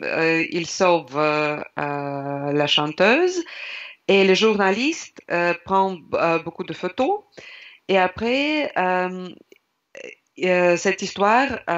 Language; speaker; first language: French; non-native, learner; Russian